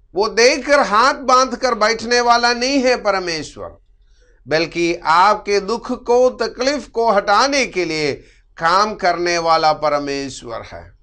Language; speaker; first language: Hindi; non-native, local second language; Malayalam